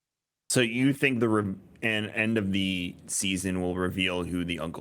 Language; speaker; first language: English; native; English